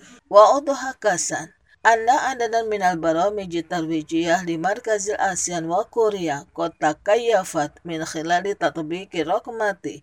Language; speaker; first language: Arabic; non-native, fluent; Indonesian